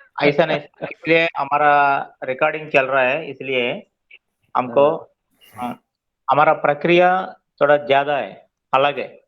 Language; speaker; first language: Hindi; non-native, local second language; Telugu